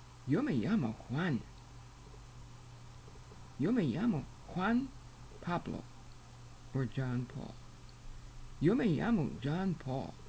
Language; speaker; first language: Spanish; non-native, fluent; English